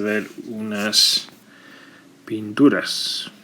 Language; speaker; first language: Spanish; non-native, fluent; English